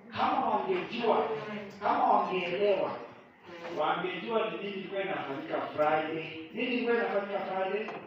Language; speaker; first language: Swahili; non-native, local second language; Kalenjin